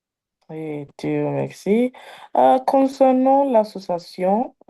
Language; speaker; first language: French; non-native, learner; Igbo